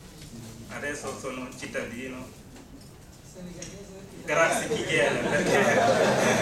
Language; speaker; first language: Italian; non-native, learner; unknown